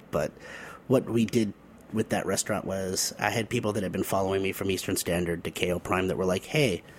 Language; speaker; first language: English; native; English